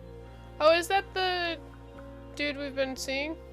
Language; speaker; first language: English; native; English